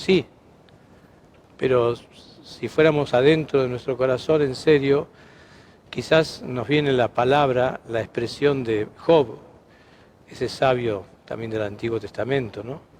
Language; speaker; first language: Spanish; native; Spanish